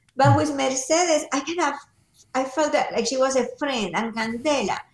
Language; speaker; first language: English; non-native, fluent; Spanish